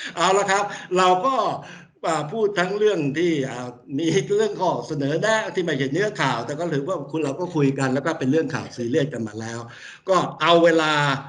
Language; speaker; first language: Thai; native; Thai